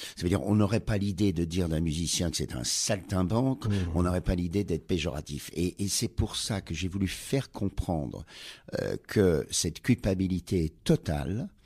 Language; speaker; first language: French; native; French